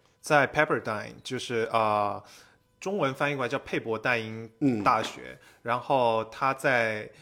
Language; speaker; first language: Chinese; native; Chinese